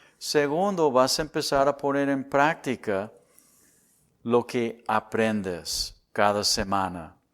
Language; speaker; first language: Spanish; non-native, fluent; English